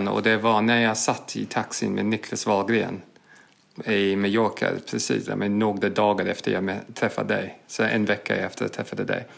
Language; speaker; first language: Swedish; non-native, fluent; English